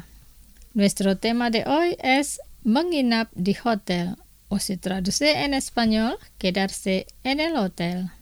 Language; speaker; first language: Spanish; non-native, fluent; Indonesian